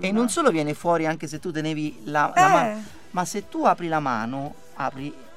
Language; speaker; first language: Italian; native; Italian